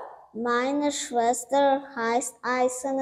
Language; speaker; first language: German; non-native, learner; Turkmen